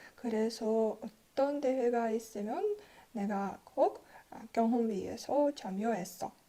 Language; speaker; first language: Korean; non-native, learner; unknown